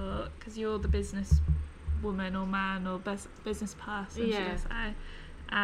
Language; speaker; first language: English; native; English